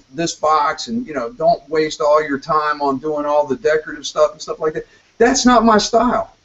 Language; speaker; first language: English; native; English